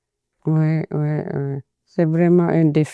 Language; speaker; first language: French; non-native, fluent; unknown